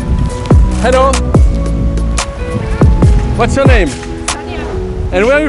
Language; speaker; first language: English; non-native, learner; French